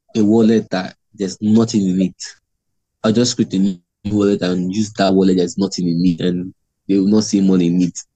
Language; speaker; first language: English; non-native, local second language; Igbo